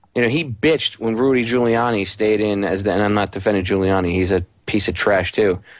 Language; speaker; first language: English; native; English